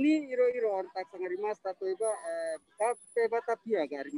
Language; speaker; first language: Japanese; non-native, learner; Indonesian